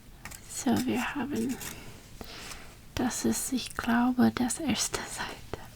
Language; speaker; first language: German; non-native, learner; English